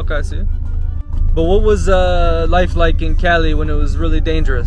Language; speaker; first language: English; native; English